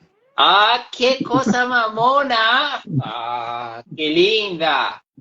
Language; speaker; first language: Spanish; non-native, fluent; Portuguese